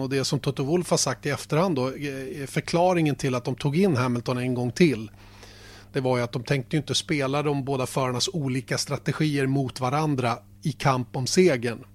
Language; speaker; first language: Swedish; native; Swedish